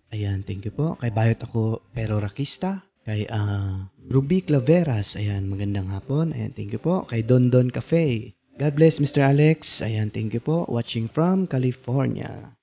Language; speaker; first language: Filipino; non-native, local second language; Cebuano